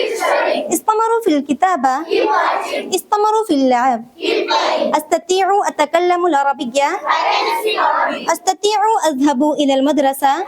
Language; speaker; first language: Arabic; non-native, learner; Urdu